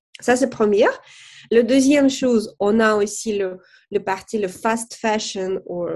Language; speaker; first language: French; non-native, fluent; Russian